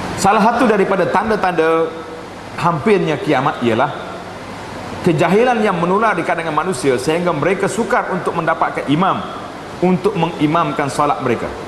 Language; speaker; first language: Malay; native; Malay